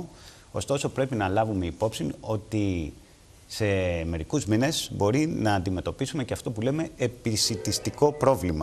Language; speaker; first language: Greek; native; Greek